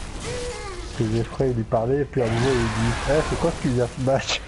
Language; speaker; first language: French; native; French